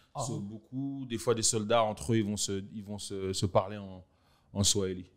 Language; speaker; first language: French; native; French